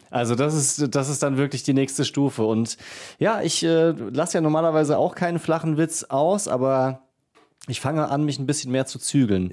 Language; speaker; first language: German; native; German